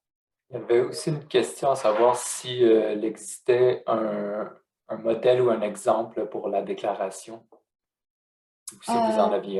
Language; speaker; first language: French; native; French